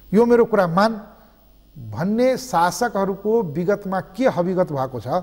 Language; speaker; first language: Nepali; non-native, local second language; Maithili